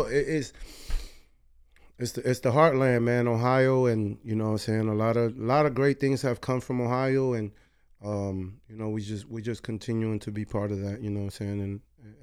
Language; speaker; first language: English; early bilingual, other home language; Spanish